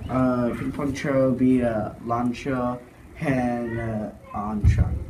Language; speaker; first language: Chinese; non-native, learner; English